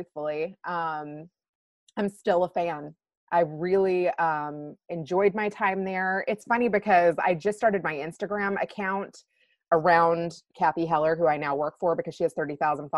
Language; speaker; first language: English; native; English